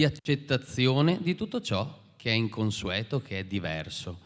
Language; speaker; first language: Italian; native; Italian